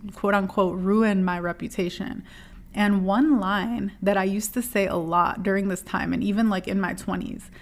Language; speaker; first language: English; native; English